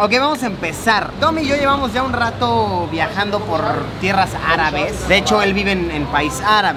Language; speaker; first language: Spanish; native; Spanish